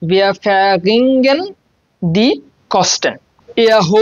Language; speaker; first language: German; non-native, learner; Bangla